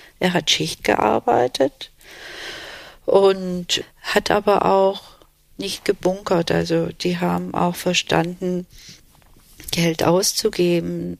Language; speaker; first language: German; early bilingual, other home language; Turkish